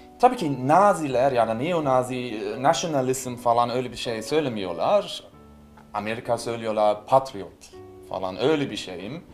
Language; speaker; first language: Turkish; non-native, learner; German